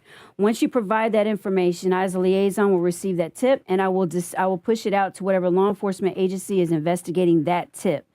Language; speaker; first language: English; native; English